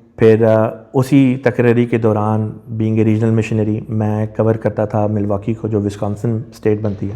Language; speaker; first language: Urdu; native; Urdu